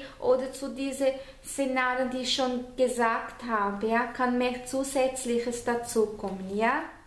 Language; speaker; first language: German; non-native, fluent; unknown